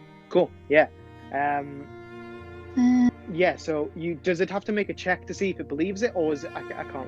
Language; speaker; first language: English; native; English